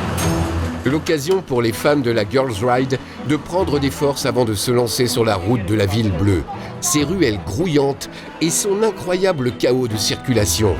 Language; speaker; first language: French; native; French